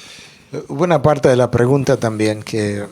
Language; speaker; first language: Spanish; native; Spanish